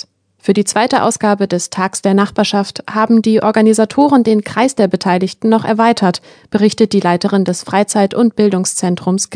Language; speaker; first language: German; native; German